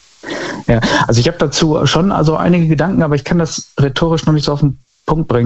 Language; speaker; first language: German; native; German